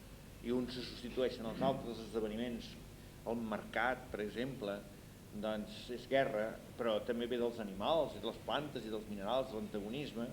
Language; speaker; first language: Catalan; native; Catalan